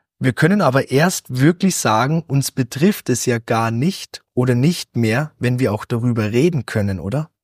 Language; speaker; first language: German; native; German